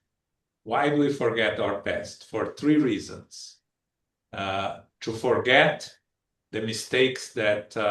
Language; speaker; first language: English; non-native, fluent; Portuguese